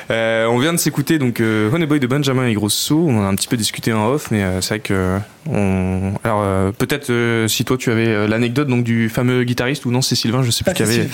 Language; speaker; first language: French; native; French